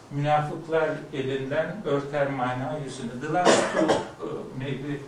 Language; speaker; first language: English; non-native, fluent; Turkish